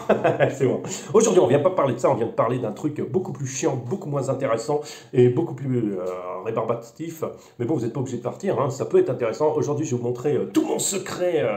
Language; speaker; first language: French; native; French